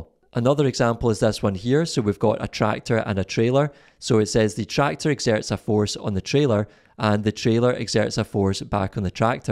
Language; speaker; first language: English; native; English